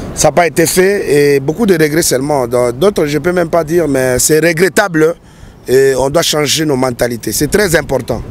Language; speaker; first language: French; non-native, local second language; Lingala